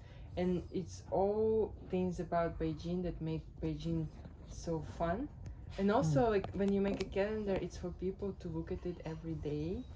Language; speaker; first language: English; non-native, fluent; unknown